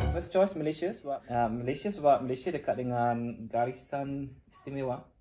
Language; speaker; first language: Malay; non-native, fluent; German